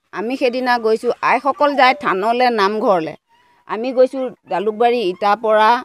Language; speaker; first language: Assamese; native; Assamese